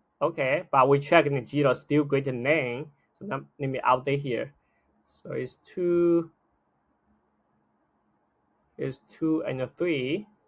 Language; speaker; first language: English; non-native, fluent; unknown